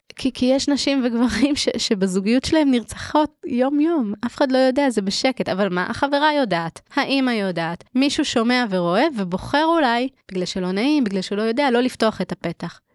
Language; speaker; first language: Hebrew; native; Hebrew